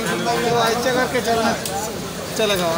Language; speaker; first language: Hindi; non-native, learner; Bangla